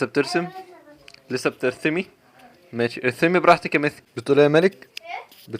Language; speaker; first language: Arabic; native; Arabic